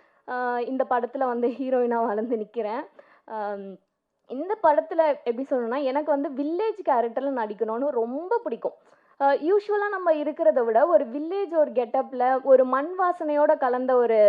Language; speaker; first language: Tamil; native; Tamil